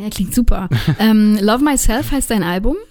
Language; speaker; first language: German; native; German